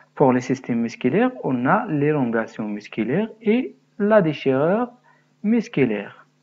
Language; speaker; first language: French; non-native, local second language; Arabic